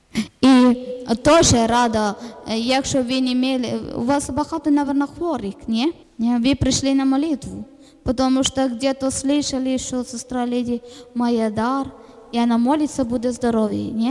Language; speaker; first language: Ukrainian; non-native, learner; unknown